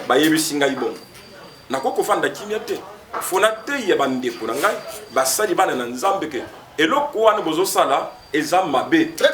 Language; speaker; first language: Lingala; native; Lingala